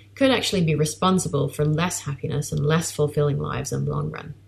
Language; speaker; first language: English; native; English